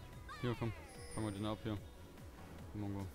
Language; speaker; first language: German; native; German